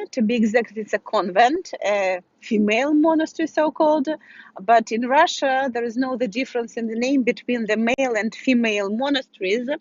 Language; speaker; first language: English; non-native, fluent; Russian